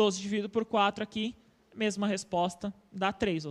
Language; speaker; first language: Portuguese; native; Portuguese